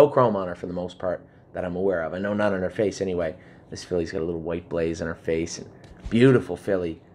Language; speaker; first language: English; native; English